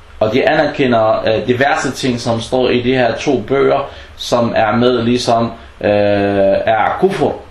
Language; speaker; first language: Danish; non-native, fluent; Arabic